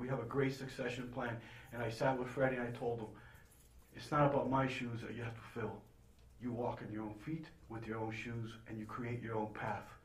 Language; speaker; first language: English; early bilingual, other home language; Spanish